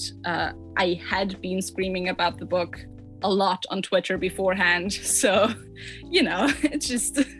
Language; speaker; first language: English; non-native, fluent; German